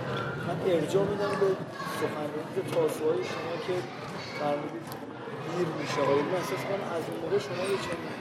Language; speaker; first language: Persian; native; Persian